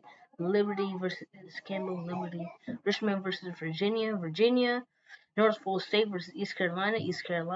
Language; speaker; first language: English; native; English